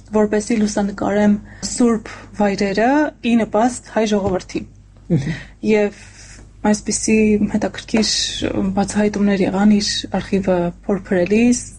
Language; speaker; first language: Armenian; native; Armenian